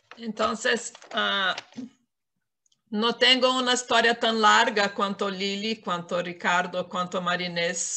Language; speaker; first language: Spanish; non-native, fluent; Portuguese